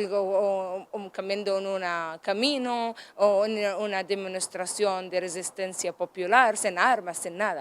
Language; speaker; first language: Spanish; non-native, learner; Arabic